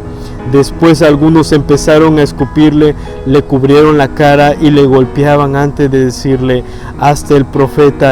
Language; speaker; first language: Spanish; native; Spanish